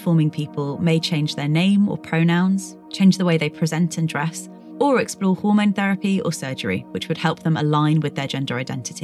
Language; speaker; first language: English; native; English